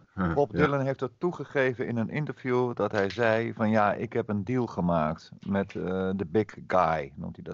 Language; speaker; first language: Dutch; native; Dutch